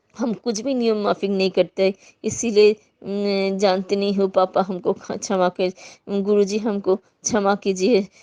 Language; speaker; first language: Hindi; non-native, local second language; Bangla